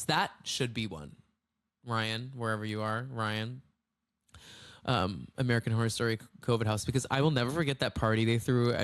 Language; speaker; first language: English; native; English